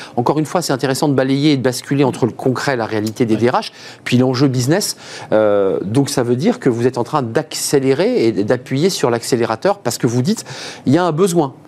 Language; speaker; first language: French; native; French